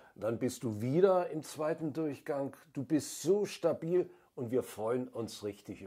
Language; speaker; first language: German; native; German